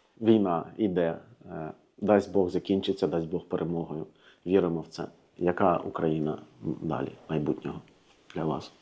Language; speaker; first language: Ukrainian; native; Ukrainian